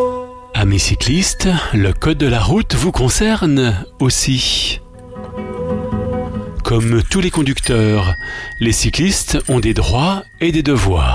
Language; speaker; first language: French; native; French